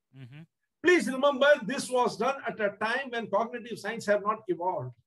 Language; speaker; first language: English; non-native, local second language; Tamil